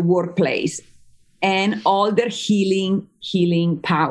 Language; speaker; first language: English; non-native, fluent; Italian